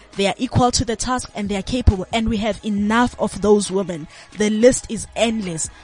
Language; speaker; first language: English; non-native, local second language; Zulu